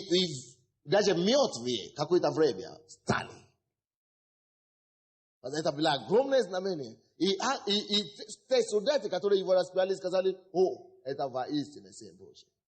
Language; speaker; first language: Russian; non-native, fluent; Yoruba